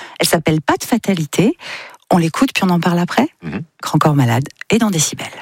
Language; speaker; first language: French; native; French